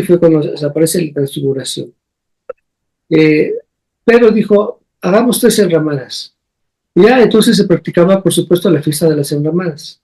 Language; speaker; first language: Spanish; native; Spanish